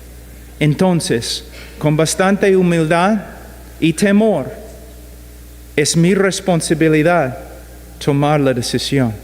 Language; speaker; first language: Spanish; non-native, fluent; English